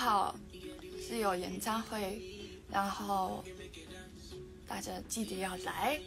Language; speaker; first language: Chinese; non-native, learner; Mongolian